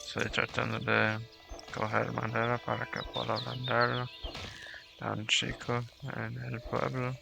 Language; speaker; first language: Spanish; non-native, learner; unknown